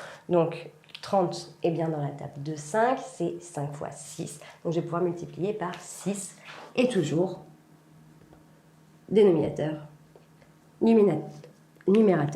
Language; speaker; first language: French; native; French